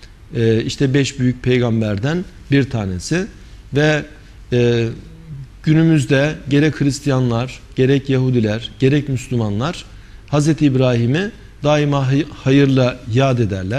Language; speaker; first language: Turkish; native; Turkish